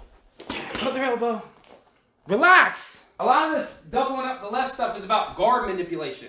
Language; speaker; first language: English; native; English